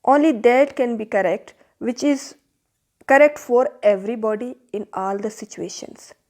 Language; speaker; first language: English; non-native, local second language; Urdu